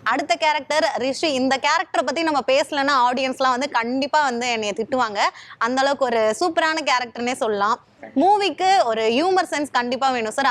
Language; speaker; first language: Tamil; native; Tamil